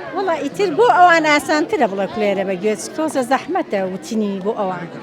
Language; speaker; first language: Central Kurdish; non-native, local second language; Gurani